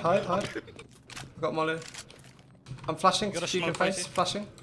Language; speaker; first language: English; native; English